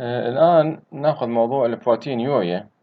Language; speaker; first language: Arabic; native; Arabic